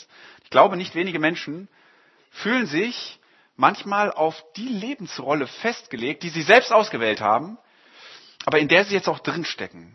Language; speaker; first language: German; native; German